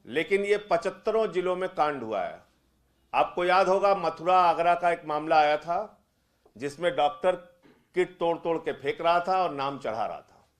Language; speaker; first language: Hindi; native; Hindi